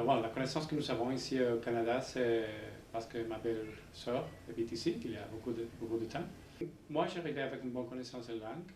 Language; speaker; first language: French; non-native, learner; English